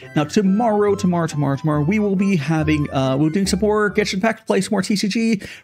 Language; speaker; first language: English; native; English